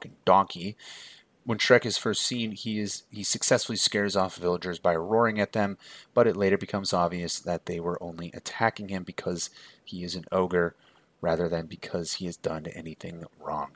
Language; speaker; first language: English; native; English